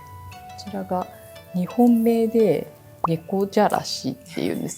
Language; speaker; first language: Japanese; native; Japanese